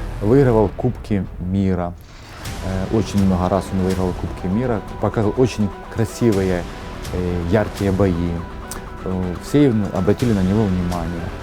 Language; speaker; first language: Russian; non-native, local second language; Ukrainian